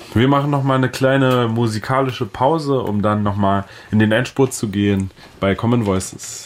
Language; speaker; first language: German; native; German